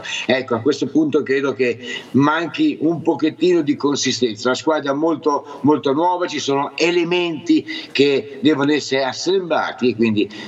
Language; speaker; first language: Italian; native; Italian